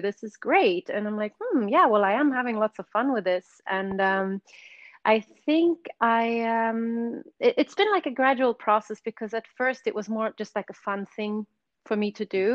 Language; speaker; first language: English; non-native, fluent; Swedish